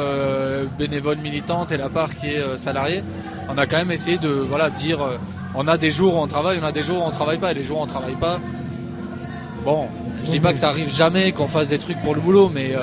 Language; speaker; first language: French; native; French